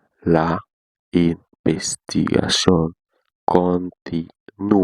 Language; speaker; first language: Spanish; non-native, learner; Haitian Creole